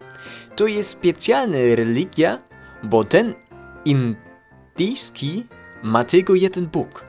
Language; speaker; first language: Polish; non-native, learner; German